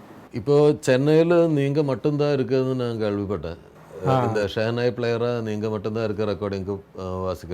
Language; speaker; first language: Tamil; non-native, fluent; Malayalam